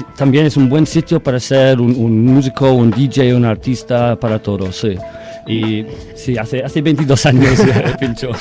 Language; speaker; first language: Spanish; non-native, learner; English